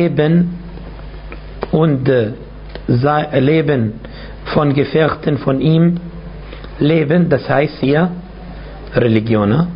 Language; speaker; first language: German; non-native, fluent; Arabic